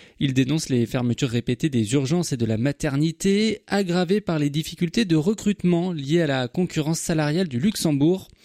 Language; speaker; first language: French; native; French